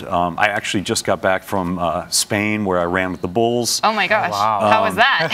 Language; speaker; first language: English; native; English